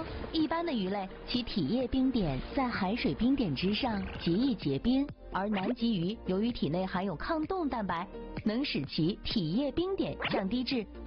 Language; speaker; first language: Chinese; native; Chinese